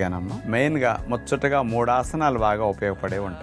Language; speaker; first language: Telugu; native; Telugu